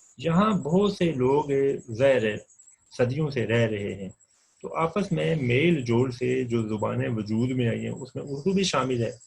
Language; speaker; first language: Urdu; non-native, local second language; Punjabi